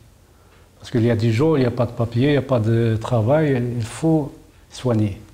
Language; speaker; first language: French; non-native, learner; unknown